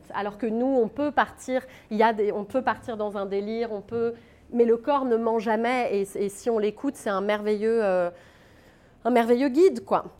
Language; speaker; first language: French; native; French